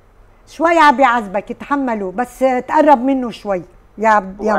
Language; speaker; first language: Arabic; native; Arabic